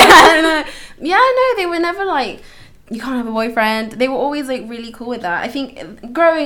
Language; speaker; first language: English; native; English